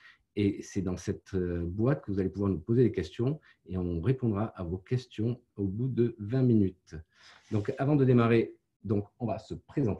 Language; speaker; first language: French; native; French